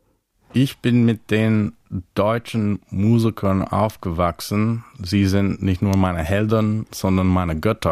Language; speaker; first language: German; non-native, fluent; English